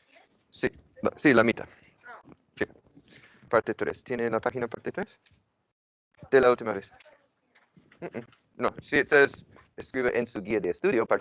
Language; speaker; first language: Spanish; non-native, fluent; English